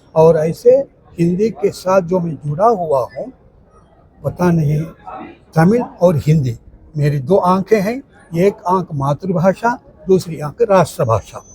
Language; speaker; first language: Hindi; non-native, local second language; Tamil